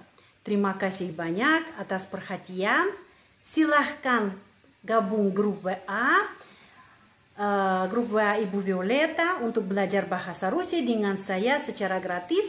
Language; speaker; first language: Indonesian; non-native, fluent; Russian